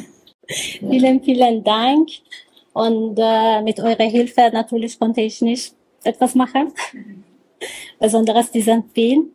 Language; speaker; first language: German; non-native, learner; Persian